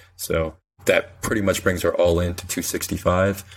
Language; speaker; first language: English; native; English